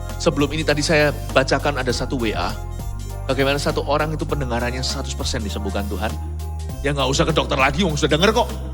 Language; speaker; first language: Indonesian; native; Indonesian